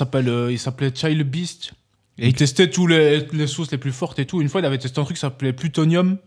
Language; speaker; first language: French; native; French